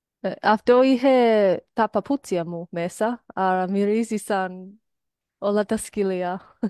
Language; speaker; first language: Greek; non-native, learner; English